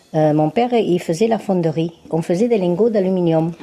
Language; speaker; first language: French; early bilingual, other home language; Spanish